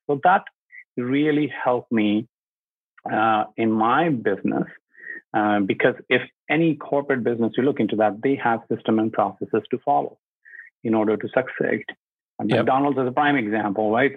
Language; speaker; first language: English; non-native, local second language; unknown